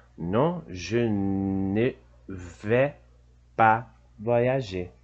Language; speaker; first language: French; non-native, fluent; Portuguese